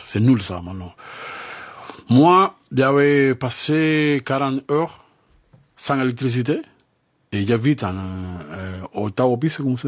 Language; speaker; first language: French; non-native, learner; Spanish